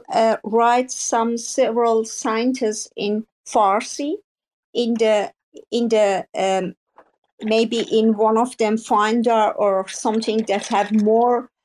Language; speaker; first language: English; non-native, learner; Persian